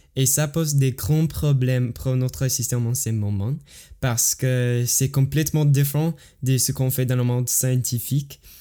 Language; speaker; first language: French; non-native, learner; English